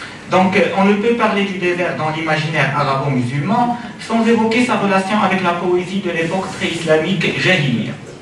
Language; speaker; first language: French; non-native, local second language; Arabic